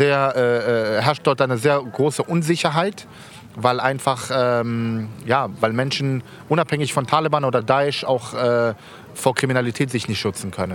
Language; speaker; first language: German; early bilingual, other home language; Persian